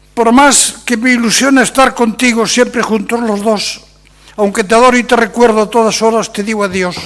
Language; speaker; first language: Spanish; non-native, local second language; Galician